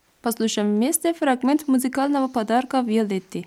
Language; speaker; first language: Russian; non-native, fluent; Persian